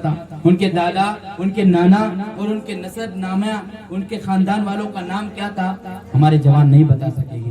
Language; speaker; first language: Urdu; native; Urdu